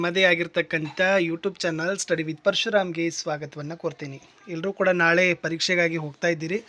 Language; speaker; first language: Kannada; native; Kannada